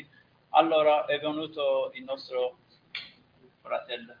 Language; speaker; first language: Italian; non-native, fluent; Persian